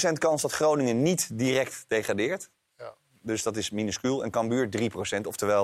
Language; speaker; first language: Dutch; native; Dutch